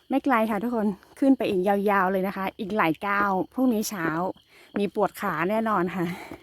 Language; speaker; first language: Thai; native; Thai